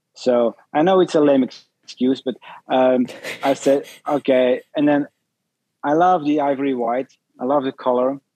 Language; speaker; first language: English; non-native, fluent; Dutch